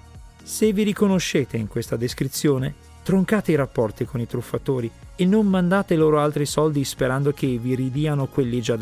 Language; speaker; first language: Italian; native; Italian